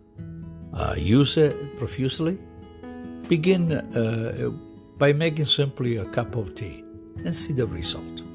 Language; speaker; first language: English; non-native, fluent; Italian